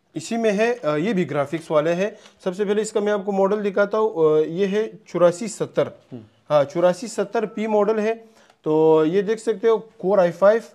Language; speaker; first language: Urdu; non-native, local second language; Punjabi